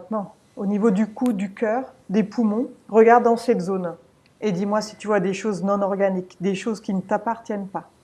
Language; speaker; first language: French; native; French